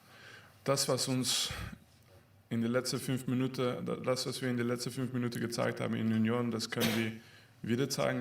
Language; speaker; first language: German; non-native, fluent; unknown